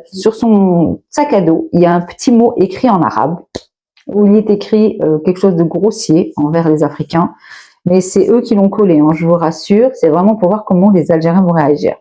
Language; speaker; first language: French; native; French